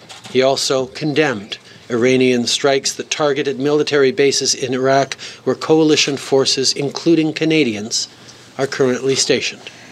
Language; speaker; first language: English; early bilingual, other home language; French